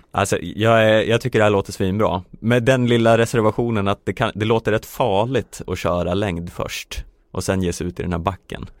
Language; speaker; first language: Swedish; native; Swedish